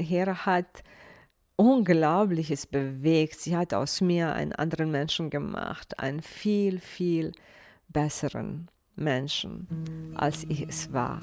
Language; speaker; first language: German; non-native, fluent; Bosnian